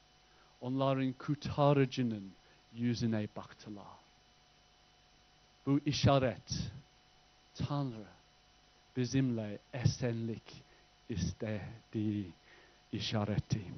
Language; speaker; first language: Turkish; non-native, fluent; English